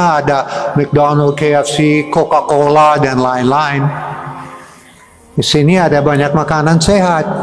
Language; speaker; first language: Indonesian; non-native, fluent; English